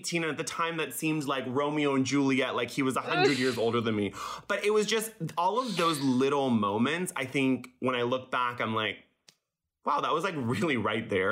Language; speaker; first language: English; early bilingual, other home language; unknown